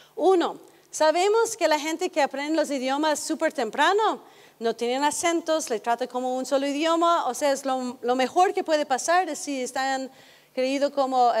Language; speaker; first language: Spanish; non-native, fluent; English